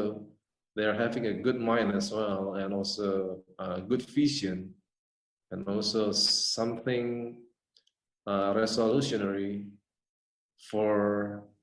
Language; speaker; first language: English; non-native, fluent; Indonesian